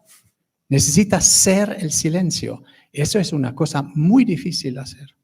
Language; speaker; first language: Spanish; non-native, fluent; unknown